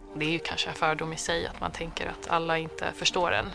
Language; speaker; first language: Swedish; early bilingual, other home language; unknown